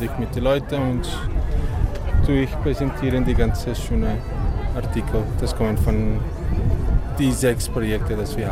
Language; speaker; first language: German; non-native, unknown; Portuguese